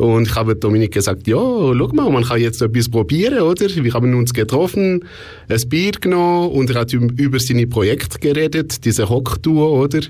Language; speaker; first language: German; non-native, local second language; French